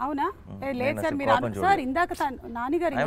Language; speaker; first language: Telugu; native; Telugu